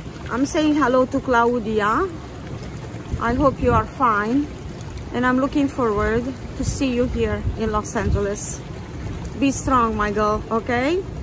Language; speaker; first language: English; non-native, fluent; Romanian